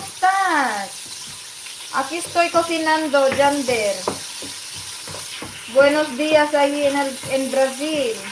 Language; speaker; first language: Spanish; non-native, fluent; Filipino